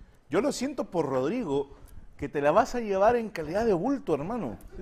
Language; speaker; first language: Spanish; native; Spanish